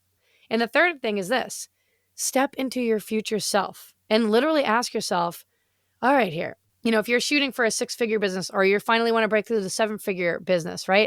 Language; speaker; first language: English; native; English